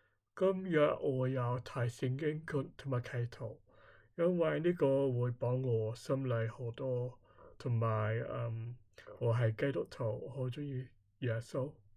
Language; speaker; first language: Chinese; non-native, learner; English